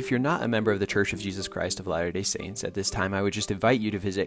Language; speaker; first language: English; native; English